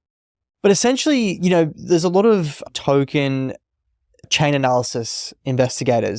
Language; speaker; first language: English; native; English